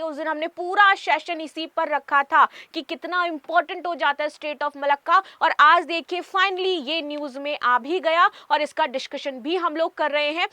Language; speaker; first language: Hindi; native; Hindi